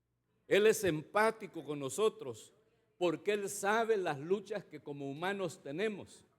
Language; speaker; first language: Spanish; native; Spanish